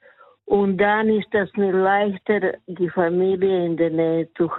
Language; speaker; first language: German; non-native, learner; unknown